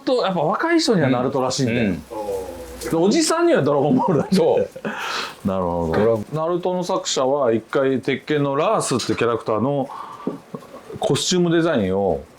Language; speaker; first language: Japanese; native; Japanese